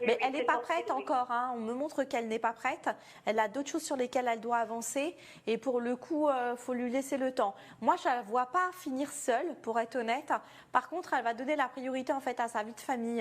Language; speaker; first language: French; native; French